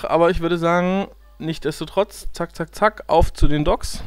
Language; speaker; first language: German; native; German